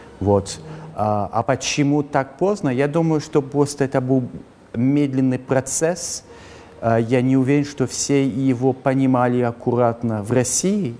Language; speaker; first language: Russian; early bilingual, heritage; Russian